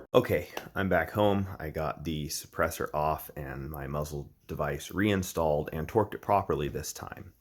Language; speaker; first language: English; native; English